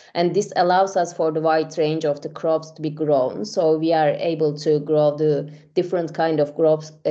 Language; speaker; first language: English; non-native, fluent; Turkish